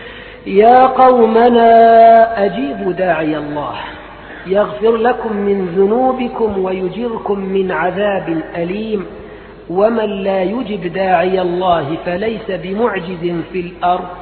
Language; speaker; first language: Arabic; native; Arabic